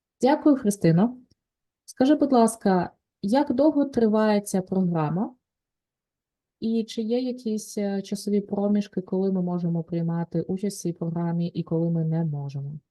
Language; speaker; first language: Ukrainian; native; Ukrainian